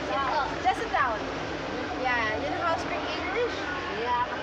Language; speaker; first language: English; non-native, learner; Filipino